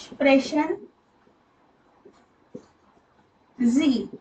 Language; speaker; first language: German; non-native, fluent; Hindi